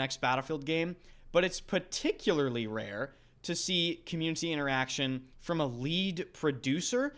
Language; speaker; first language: English; native; English